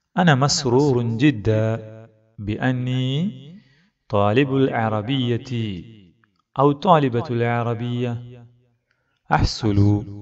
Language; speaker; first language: Arabic; non-native, fluent; Malayalam